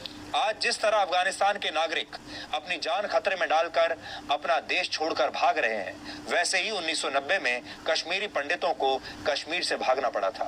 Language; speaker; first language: Hindi; native; Hindi